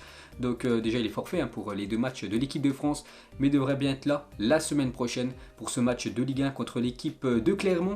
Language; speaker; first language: French; native; French